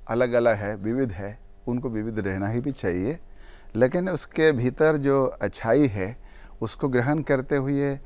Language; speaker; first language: Hindi; non-native, local second language; Malayalam